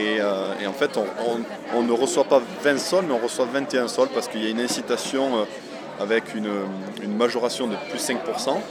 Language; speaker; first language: French; native; French